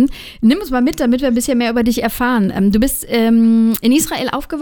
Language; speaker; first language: German; native; German